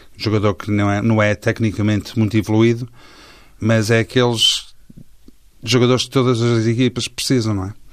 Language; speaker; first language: Portuguese; early bilingual, heritage; Portuguese